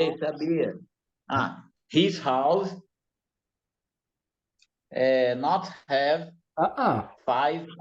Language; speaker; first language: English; non-native, learner; Portuguese